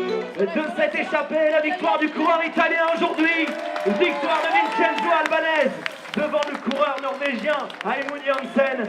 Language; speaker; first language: French; native; French